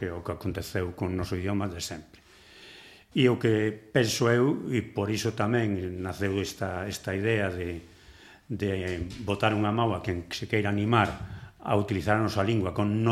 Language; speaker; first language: Galician; non-native, local second language; Spanish